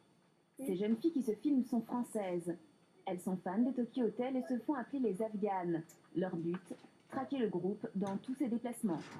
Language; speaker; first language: French; native; French